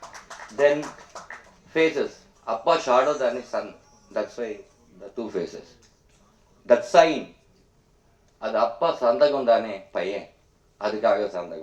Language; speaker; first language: Tamil; non-native, learner; Telugu